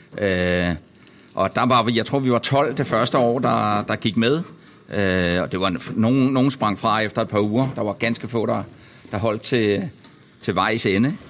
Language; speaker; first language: Danish; native; Danish